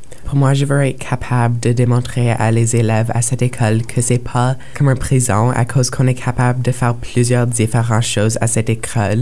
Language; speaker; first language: French; non-native, local second language; English